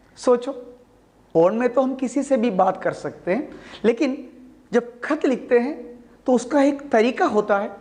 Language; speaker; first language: Hindi; non-native, local second language; Malayalam